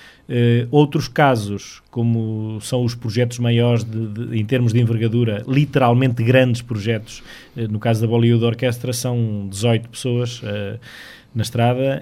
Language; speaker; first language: Portuguese; native; Portuguese